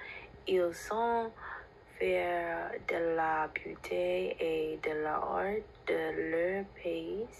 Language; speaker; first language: French; non-native, learner; English